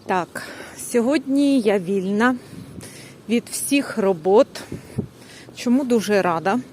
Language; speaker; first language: Ukrainian; non-native, local second language; Russian